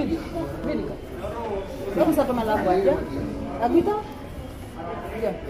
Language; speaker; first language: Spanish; non-native, learner; Haitian Creole